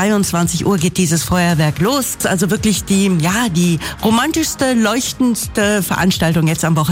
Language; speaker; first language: German; native; German